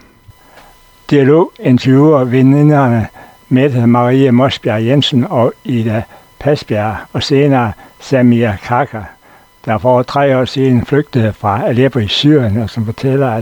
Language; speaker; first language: Danish; native; Danish